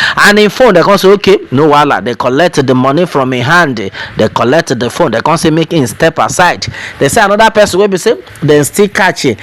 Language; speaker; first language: Nigerian Pidgin; non-native, local second language; Yoruba